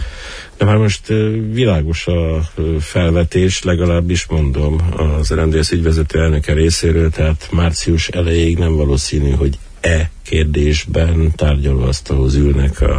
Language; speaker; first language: Hungarian; native; Hungarian